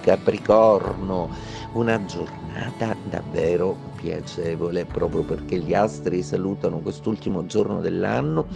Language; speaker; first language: Italian; native; Italian